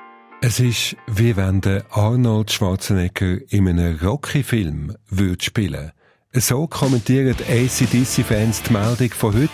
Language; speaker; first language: German; native; German